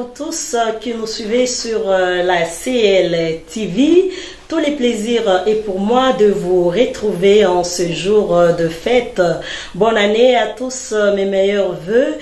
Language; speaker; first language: French; non-native, local second language; Lingala